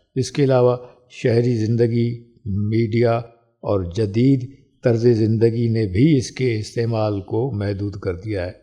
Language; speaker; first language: Urdu; non-native, local second language; Pahari-Potwari